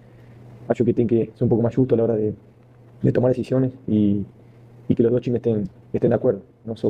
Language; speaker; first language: Portuguese; non-native, fluent; Spanish